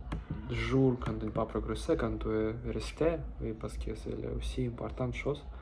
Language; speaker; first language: French; non-native, learner; Russian